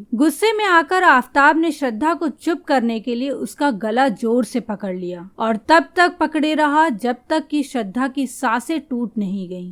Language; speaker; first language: Hindi; native; Hindi